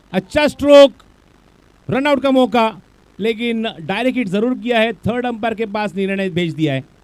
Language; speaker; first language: Hindi; non-native, local second language; Marathi